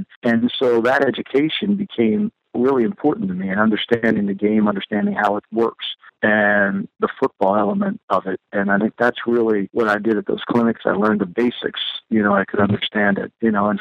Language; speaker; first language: English; native; English